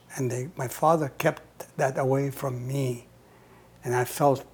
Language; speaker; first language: English; non-native, fluent; Hebrew